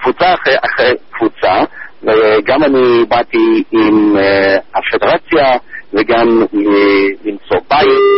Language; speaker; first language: Hebrew; non-native, fluent; English